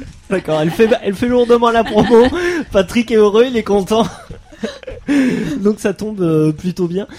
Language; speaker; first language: French; native; French